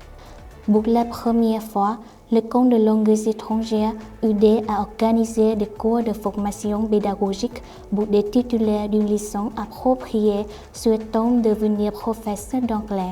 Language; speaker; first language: French; non-native, fluent; Vietnamese